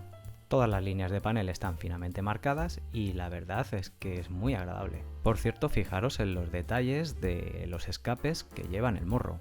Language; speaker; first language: Spanish; native; Spanish